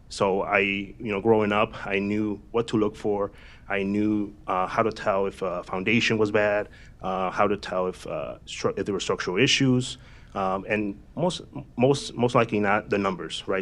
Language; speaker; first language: English; native; English